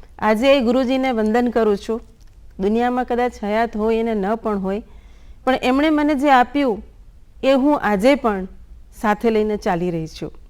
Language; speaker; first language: Gujarati; non-native, local second language; Bangla